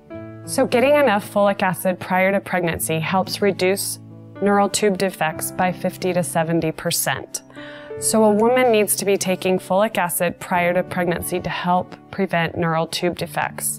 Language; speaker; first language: English; native; English